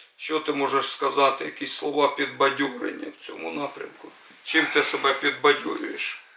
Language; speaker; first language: Ukrainian; native; Ukrainian